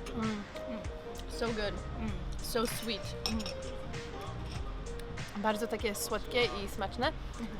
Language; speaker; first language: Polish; early bilingual, heritage; English